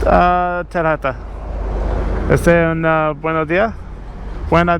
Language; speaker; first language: Spanish; non-native, learner; English